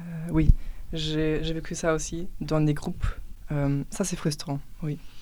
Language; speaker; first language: French; non-native, fluent; German